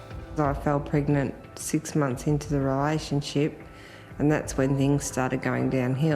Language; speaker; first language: English; native; English